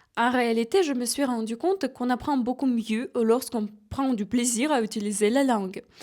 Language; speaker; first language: French; non-native, fluent; Ukrainian